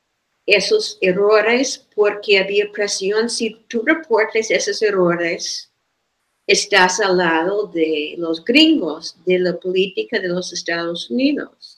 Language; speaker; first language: Spanish; non-native, fluent; English